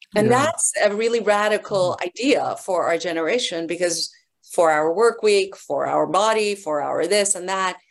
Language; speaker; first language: English; early bilingual, other home language; Persian